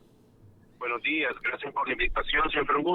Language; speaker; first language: Spanish; native; Spanish